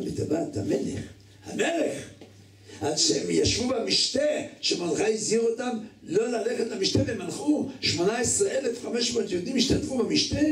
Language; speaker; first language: Hebrew; native; Hebrew